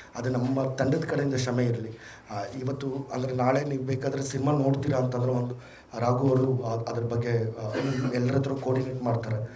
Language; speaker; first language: Kannada; native; Kannada